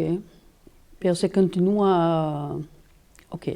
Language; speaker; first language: Spanish; non-native, fluent; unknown